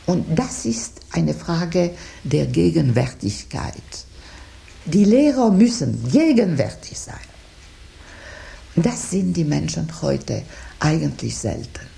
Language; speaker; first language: German; non-native, fluent; French